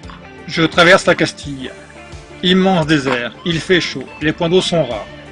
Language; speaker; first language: French; native; French